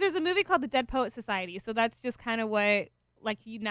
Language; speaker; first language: English; native; English